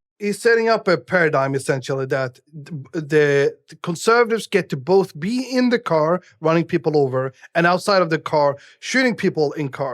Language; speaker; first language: English; native; English